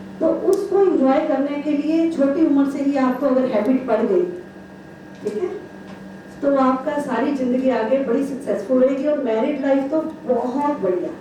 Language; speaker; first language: Hindi; non-native, local second language; Punjabi